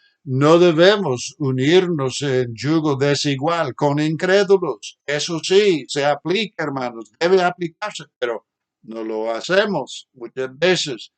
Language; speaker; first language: Spanish; non-native, fluent; English